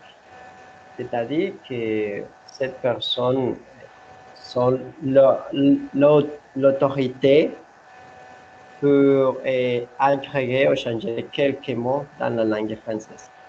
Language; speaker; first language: French; non-native, learner; Spanish